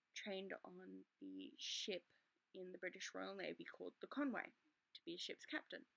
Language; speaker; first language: English; native; English